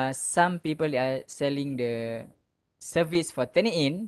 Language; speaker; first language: English; non-native, local second language; Malay